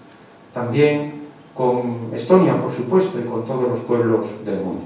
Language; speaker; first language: Spanish; native; Spanish